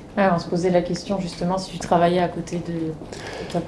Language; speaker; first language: French; native; French